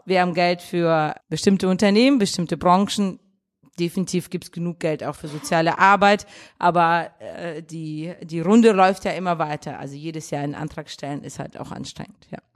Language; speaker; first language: German; early bilingual, other home language; Russian